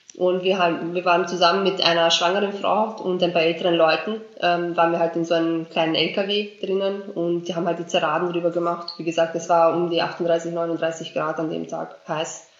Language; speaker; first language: German; early bilingual, other home language; Bosnian